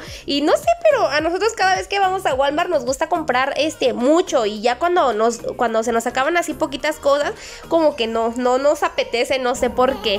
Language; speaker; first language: Spanish; native; Spanish